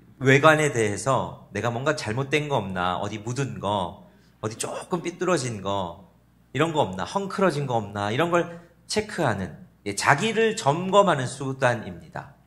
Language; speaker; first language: Korean; native; Korean